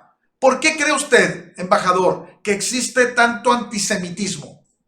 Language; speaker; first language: Spanish; native; Spanish